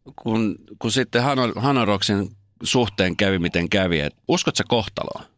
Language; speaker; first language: Finnish; native; Finnish